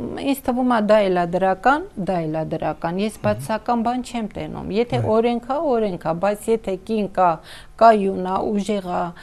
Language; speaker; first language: Armenian; non-native, local second language; Kurdish